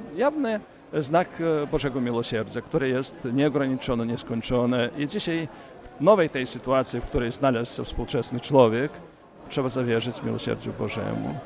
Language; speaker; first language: Polish; early bilingual, heritage; Polish